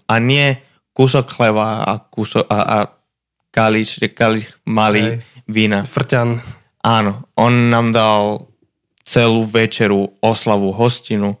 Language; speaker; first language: Slovak; non-native, fluent; Spanish